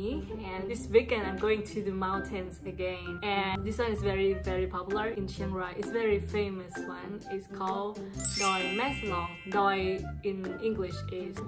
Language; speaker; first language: English; non-native, fluent; Thai